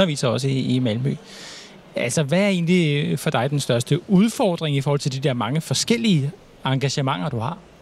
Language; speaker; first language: Danish; native; Danish